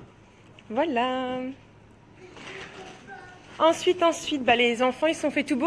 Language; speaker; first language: French; native; French